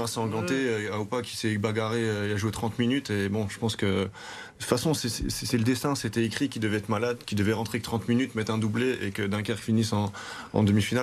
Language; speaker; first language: French; native; French